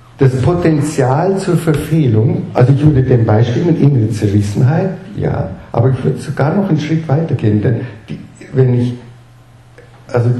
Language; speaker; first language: German; native; German